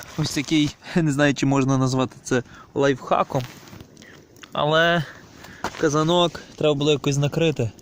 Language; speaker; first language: Ukrainian; native; Ukrainian